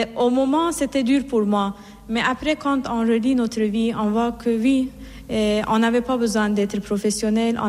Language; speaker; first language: French; non-native, fluent; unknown